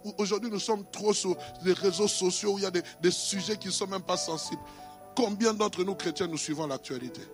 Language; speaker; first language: French; non-native, local second language; Lingala